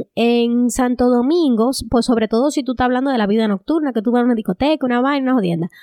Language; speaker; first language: Spanish; native; Spanish